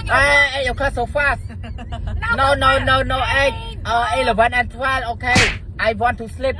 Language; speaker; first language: English; non-native, learner; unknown